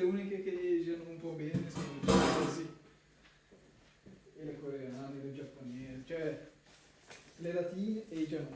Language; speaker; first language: Italian; early bilingual, other home language; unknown